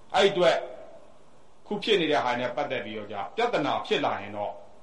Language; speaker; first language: Burmese; native; Burmese